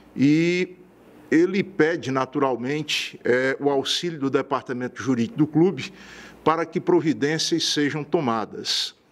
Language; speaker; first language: Portuguese; native; Portuguese